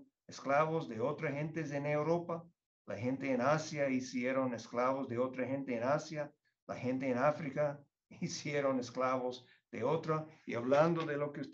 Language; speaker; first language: Spanish; non-native, fluent; English